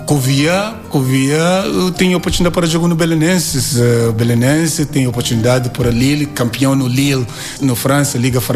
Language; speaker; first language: Portuguese; non-native, learner; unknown